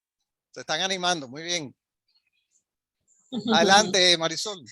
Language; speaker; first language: Spanish; native; Spanish